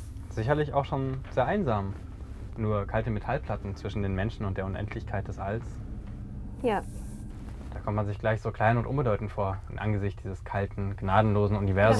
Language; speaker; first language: German; native; German